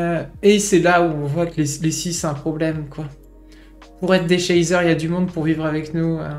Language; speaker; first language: French; native; French